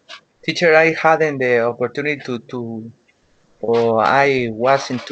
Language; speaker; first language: English; non-native, learner; Spanish